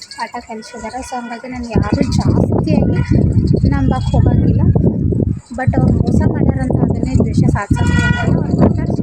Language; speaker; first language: Kannada; native; Kannada